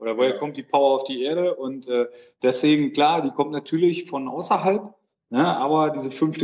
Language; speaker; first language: German; native; German